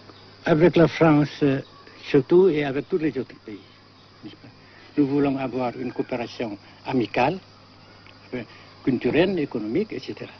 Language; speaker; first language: French; non-native, local second language; Vietnamese